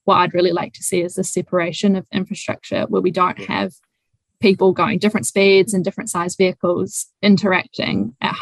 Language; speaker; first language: English; native; English